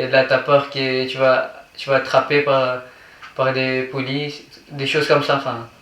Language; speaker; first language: French; non-native, learner; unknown